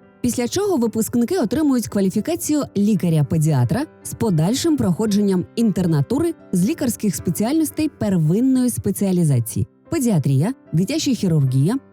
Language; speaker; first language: Ukrainian; native; Ukrainian